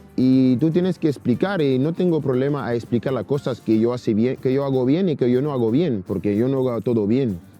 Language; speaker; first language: Spanish; non-native, fluent; French